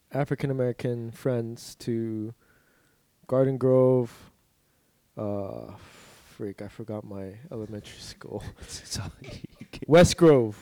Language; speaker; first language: English; early bilingual, other home language; Korean